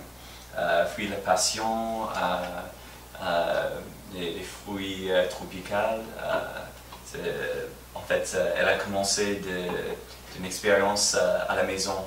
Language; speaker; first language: French; non-native, fluent; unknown